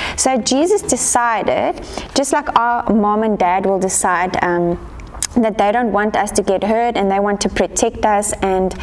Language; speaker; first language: English; non-native, local second language; Afrikaans